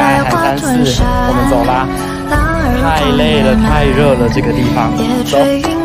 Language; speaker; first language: Chinese; native; Chinese